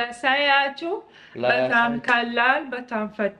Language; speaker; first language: Amharic; non-native, learner; Arabic